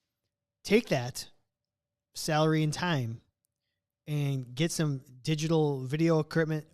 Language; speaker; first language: English; native; English